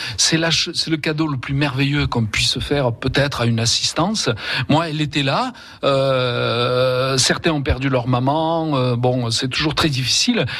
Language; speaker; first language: French; early bilingual, other home language; Spanish